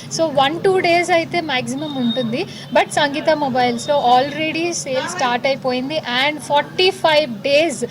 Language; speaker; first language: Telugu; native; Telugu